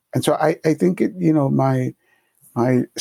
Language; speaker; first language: English; early bilingual, other home language; Spanish